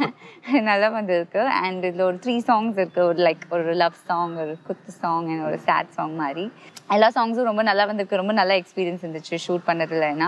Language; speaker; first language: Tamil; non-native, fluent; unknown